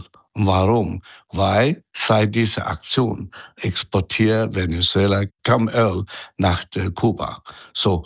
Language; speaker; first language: German; non-native, fluent; Chinese